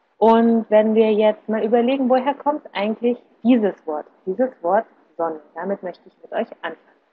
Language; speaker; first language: German; native; German